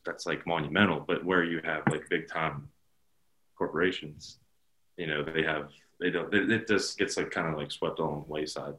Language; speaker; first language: English; native; English